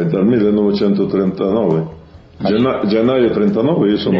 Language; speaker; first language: Italian; early bilingual, heritage; Italian